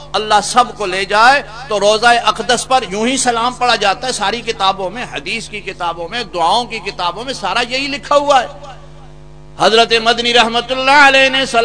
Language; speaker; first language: Urdu; non-native, local second language; Punjabi